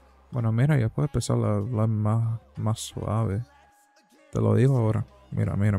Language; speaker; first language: Spanish; early bilingual, heritage; Spanish